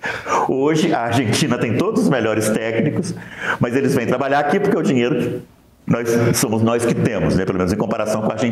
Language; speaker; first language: Portuguese; native; Portuguese